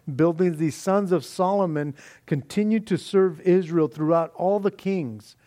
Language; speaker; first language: English; native; English